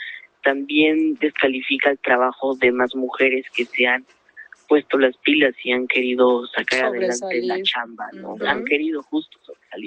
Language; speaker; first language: Spanish; native; Spanish